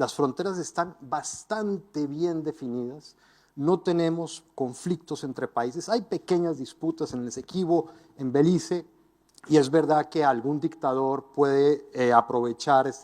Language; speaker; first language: Spanish; native; Spanish